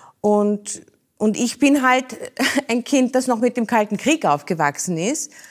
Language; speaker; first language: German; native; German